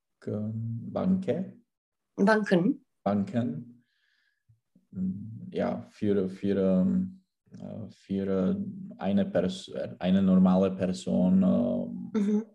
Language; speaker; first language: German; non-native, learner; Czech